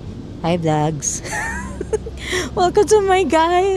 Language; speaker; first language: English; non-native, local second language; Filipino